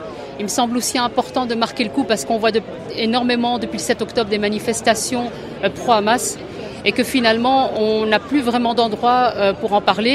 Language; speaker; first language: French; native; French